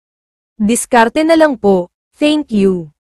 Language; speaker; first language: Filipino; native; Filipino